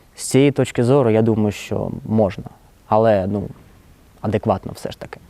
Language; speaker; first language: Ukrainian; non-native, local second language; Russian